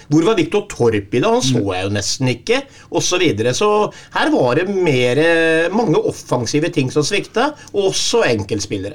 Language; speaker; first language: Norwegian; native; Norwegian